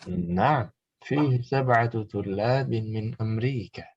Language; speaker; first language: Arabic; non-native, fluent; Indonesian